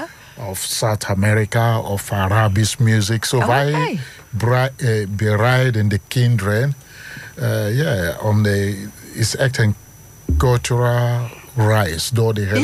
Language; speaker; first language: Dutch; non-native, learner; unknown